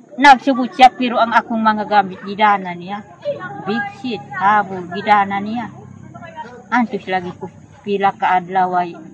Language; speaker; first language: Cebuano; non-native, local second language; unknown